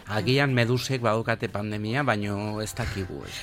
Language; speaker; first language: Basque; native; Basque